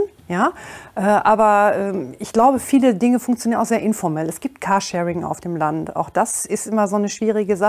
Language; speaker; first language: German; native; German